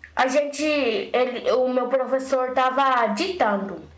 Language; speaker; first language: Portuguese; early bilingual, other home language; Spanish